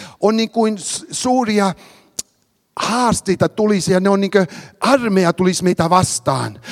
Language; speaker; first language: Finnish; early bilingual, heritage; Finnish